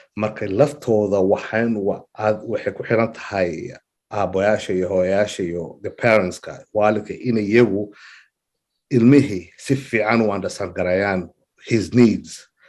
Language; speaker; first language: Somali; early bilingual, heritage; Somali